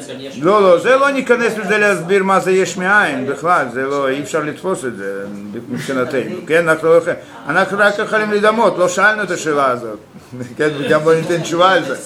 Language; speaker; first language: Hebrew; non-native, fluent; Russian